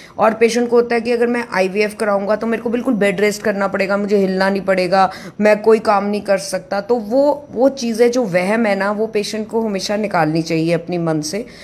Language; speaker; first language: Hindi; non-native, local second language; Punjabi